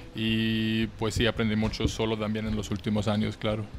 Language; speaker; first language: Spanish; non-native, fluent; German